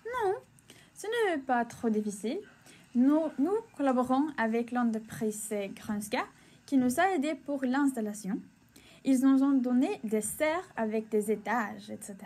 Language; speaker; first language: French; non-native, learner; Swedish